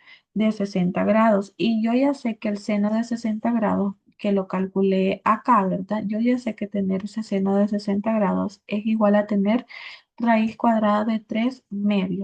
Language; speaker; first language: Spanish; native; Spanish